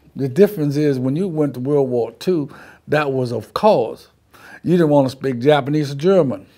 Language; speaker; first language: English; native; English